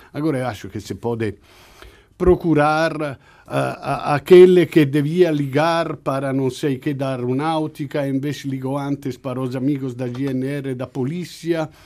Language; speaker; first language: Portuguese; non-native, fluent; Italian